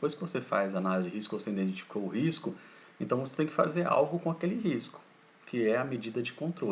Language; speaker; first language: Portuguese; native; Portuguese